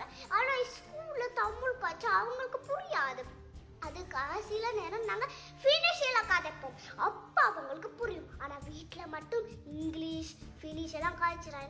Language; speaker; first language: Tamil; early bilingual, heritage; Tamil